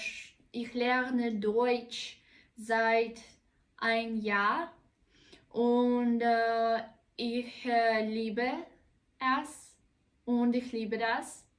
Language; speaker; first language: German; non-native, learner; Russian